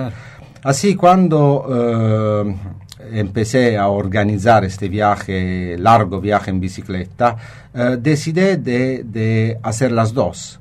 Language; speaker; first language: Spanish; non-native, fluent; Italian